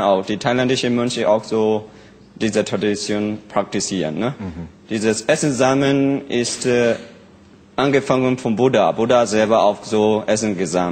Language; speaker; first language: German; non-native, learner; Burmese